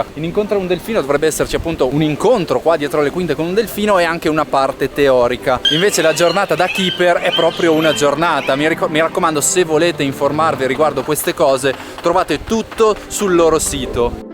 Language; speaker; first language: Italian; native; Italian